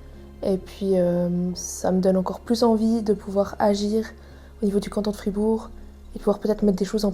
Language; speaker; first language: French; native; French